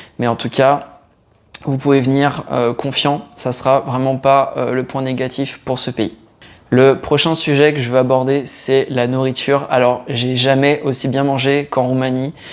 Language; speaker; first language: French; native; French